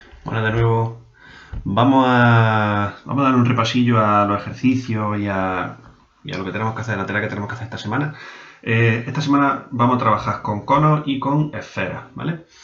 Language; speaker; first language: Spanish; native; Spanish